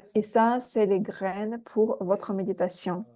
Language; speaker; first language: French; non-native, fluent; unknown